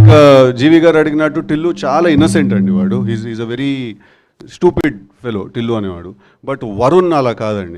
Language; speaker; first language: Telugu; native; Telugu